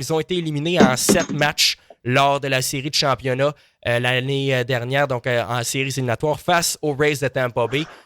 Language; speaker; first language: French; native; French